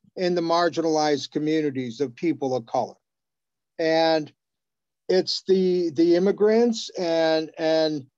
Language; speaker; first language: English; native; English